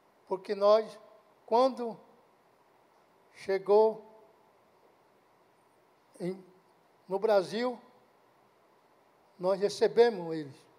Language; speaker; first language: Portuguese; non-native, local second language; Guarani